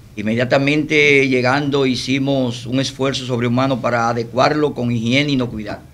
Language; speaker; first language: Spanish; native; Spanish